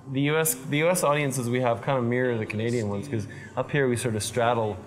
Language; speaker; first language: English; native; English